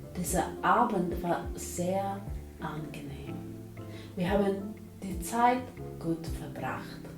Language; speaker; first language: German; non-native, fluent; Ukrainian